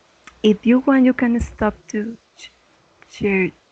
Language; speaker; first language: English; non-native, learner; Spanish